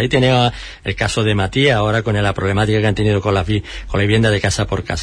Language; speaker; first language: Spanish; native; Spanish